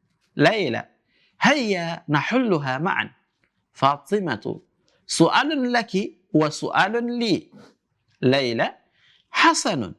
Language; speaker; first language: Arabic; non-native, fluent; Indonesian